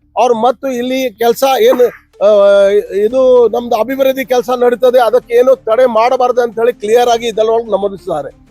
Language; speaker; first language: Kannada; non-native, local second language; Urdu